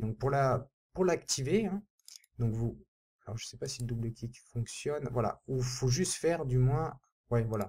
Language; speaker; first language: French; native; French